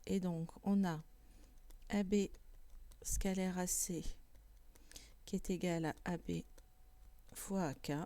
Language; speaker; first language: French; native; French